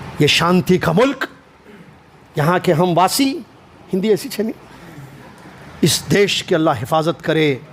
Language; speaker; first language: Urdu; native; Urdu